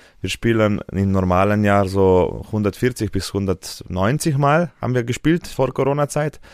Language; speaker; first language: German; non-native, fluent; Slovenian